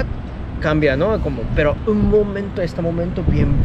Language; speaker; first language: Spanish; non-native, learner; Japanese